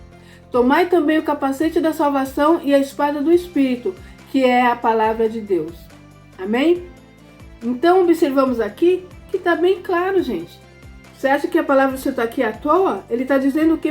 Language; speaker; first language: Portuguese; native; Portuguese